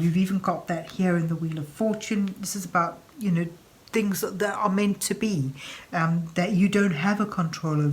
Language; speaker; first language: English; native; English